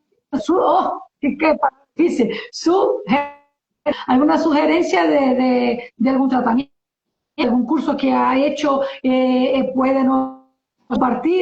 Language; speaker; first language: Spanish; non-native, learner; Portuguese